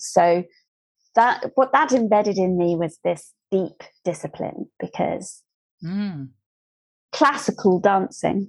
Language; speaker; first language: English; native; English